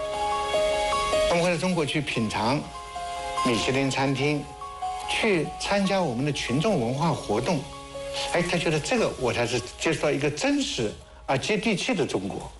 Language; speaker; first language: Chinese; native; Chinese